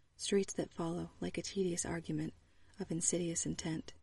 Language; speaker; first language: English; native; English